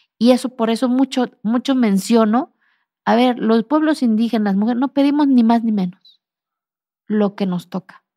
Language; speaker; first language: Spanish; non-native, local second language; Zapotec